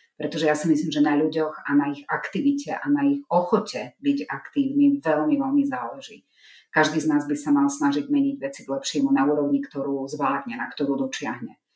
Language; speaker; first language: Slovak; non-native, local second language; Hungarian